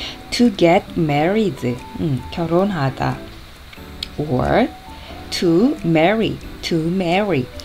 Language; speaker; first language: English; non-native, fluent; Korean